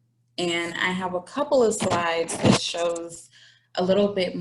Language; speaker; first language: English; native; English